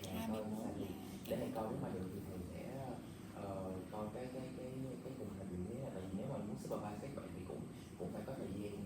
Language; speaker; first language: Vietnamese; native; Vietnamese